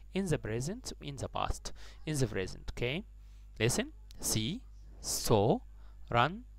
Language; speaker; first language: English; non-native, fluent; Arabic